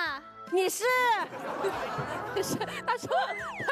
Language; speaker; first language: Chinese; native; Chinese